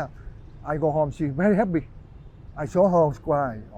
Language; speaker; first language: English; non-native, learner; Vietnamese